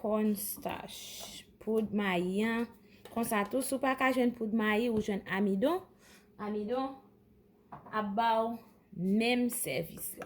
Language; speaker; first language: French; non-native, local second language; Haitian Creole